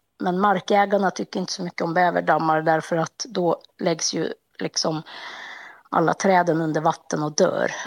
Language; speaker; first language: Swedish; native; Swedish